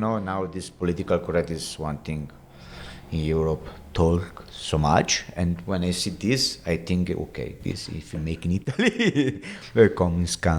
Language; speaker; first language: English; non-native, learner; Italian